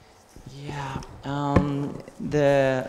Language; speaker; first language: English; non-native, learner; Japanese